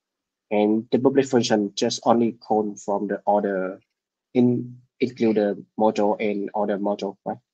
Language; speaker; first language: English; non-native, learner; Vietnamese